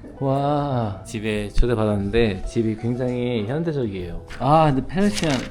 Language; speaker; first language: Korean; native; Korean